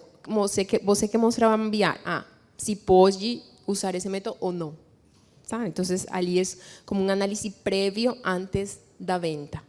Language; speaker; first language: Portuguese; non-native, fluent; Spanish